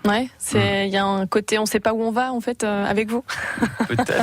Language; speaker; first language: French; native; French